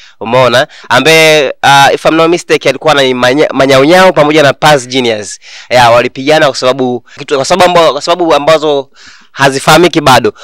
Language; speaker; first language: Swahili; native; Swahili